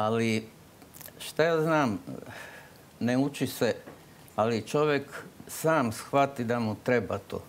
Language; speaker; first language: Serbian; non-native, local second language; Slovak